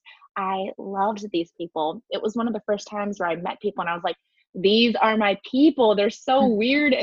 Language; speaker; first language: English; native; English